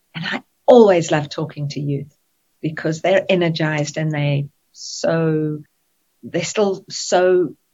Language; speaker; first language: English; native; English